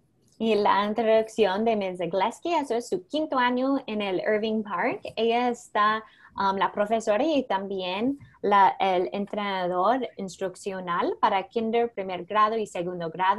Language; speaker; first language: Spanish; non-native, fluent; English